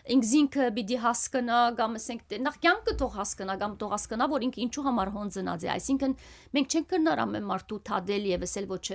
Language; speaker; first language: Armenian; early bilingual, heritage; Armenian